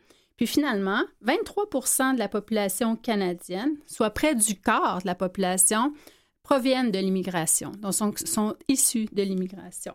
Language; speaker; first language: French; native; French